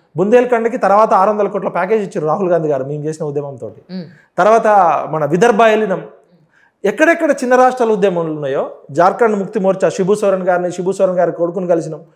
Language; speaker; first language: Telugu; native; Telugu